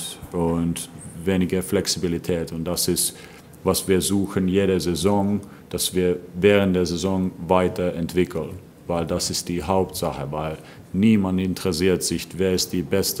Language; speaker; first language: German; non-native, fluent; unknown